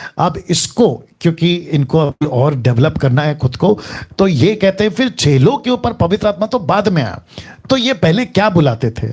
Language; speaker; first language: Hindi; native; Hindi